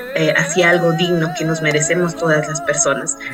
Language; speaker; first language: Spanish; non-native, local second language; Kaqchikel